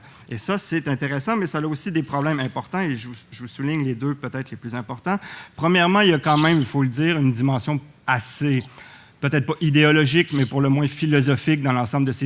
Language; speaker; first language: French; native; French